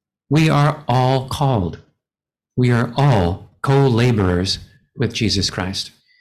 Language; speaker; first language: English; native; English